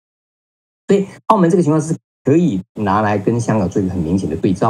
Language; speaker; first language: Chinese; native; Chinese